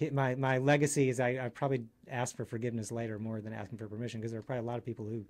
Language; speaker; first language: English; native; English